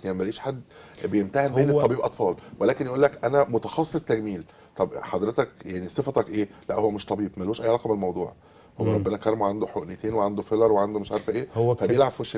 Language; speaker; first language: Arabic; native; Arabic